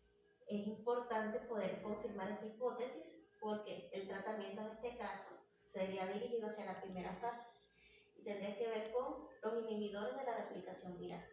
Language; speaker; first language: Spanish; native; Spanish